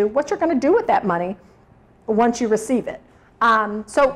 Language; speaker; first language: English; native; English